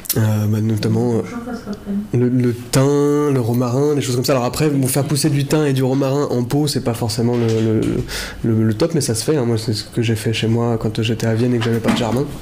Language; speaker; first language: French; native; French